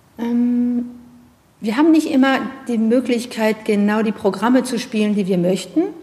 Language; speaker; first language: German; non-native, fluent; French